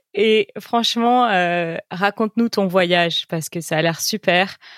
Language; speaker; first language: French; native; French